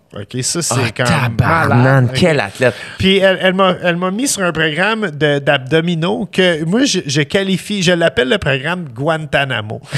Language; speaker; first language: French; native; French